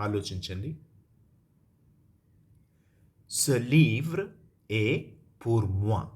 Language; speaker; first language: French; non-native, fluent; Telugu